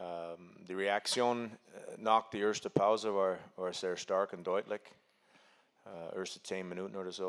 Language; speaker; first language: German; non-native, fluent; English